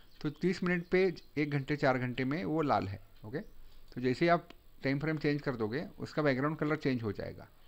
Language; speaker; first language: Hindi; non-native, local second language; Marathi